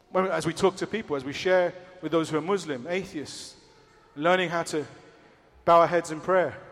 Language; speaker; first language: English; early bilingual, other home language; Spanish